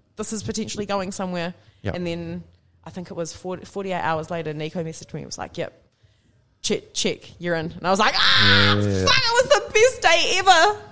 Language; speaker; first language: English; native; English